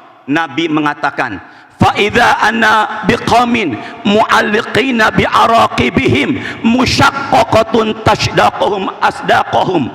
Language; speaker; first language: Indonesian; native; Indonesian